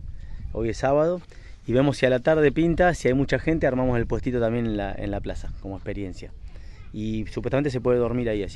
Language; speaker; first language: Spanish; native; Spanish